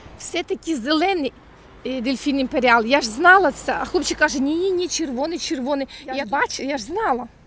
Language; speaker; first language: Ukrainian; native; Ukrainian